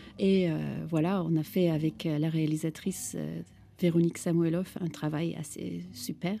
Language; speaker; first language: French; non-native, fluent; Turkish